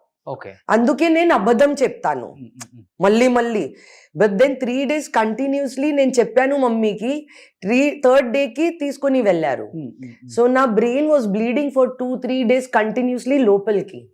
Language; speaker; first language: Telugu; non-native, fluent; Hindi